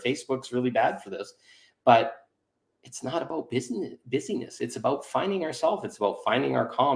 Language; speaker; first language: English; native; English